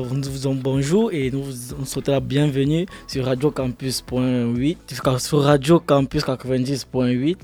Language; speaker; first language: French; non-native, fluent; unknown